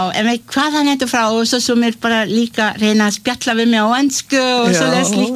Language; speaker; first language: Icelandic; non-native, learner; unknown